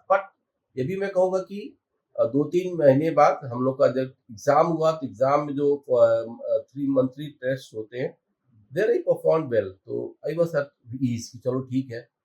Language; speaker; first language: Hindi; native; Hindi